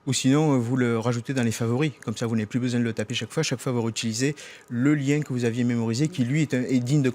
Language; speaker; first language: French; native; French